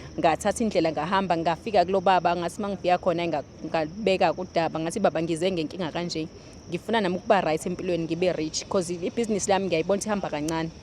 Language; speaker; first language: Zulu; native; Zulu